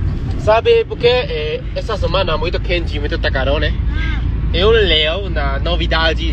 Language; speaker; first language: Portuguese; non-native, learner; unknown